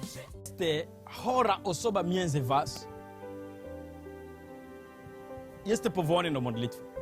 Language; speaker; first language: Polish; non-native, learner; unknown